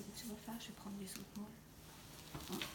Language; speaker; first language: French; non-native, local second language; English